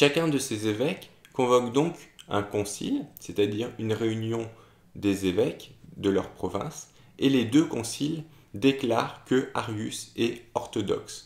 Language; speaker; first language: French; native; French